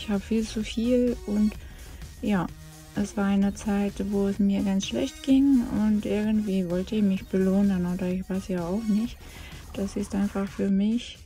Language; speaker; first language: German; non-native, fluent; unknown